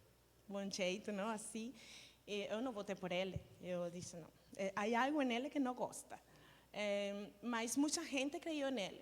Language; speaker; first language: Portuguese; non-native, learner; Spanish